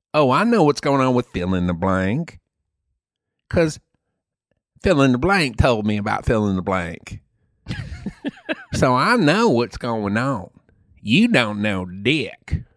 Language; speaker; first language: English; native; English